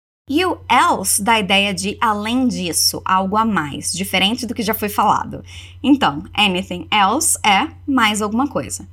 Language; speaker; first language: Portuguese; native; Portuguese